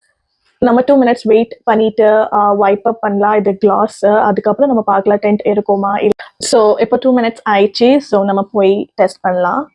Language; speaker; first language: Tamil; non-native, learner; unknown